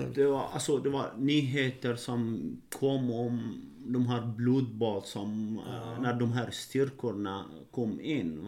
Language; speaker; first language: Swedish; non-native, fluent; Arabic